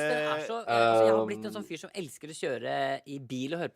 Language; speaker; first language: Norwegian; native; Norwegian